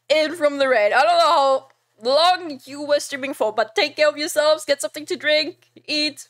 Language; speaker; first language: English; non-native, fluent; German